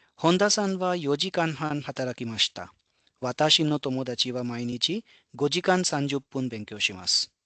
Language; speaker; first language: Japanese; non-native, fluent; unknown